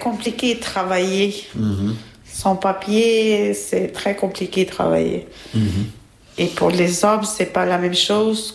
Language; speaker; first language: French; non-native, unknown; Albanian